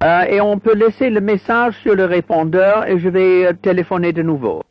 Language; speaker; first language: French; non-native, fluent; English